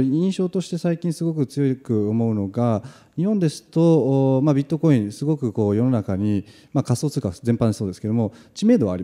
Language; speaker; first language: Japanese; native; Japanese